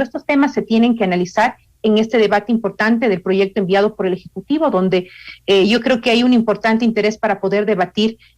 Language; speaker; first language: Spanish; native; Spanish